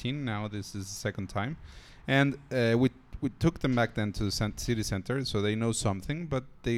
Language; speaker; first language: English; non-native, fluent; Spanish